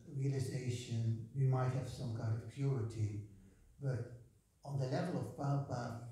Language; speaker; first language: English; non-native, fluent; Dutch